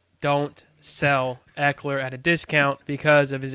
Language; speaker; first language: English; native; English